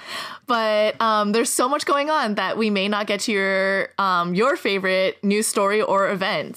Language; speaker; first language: English; native; English